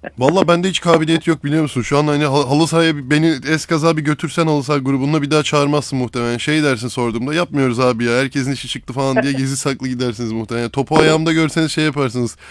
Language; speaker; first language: Turkish; native; Turkish